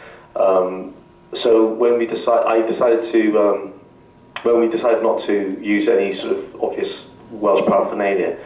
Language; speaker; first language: English; native; English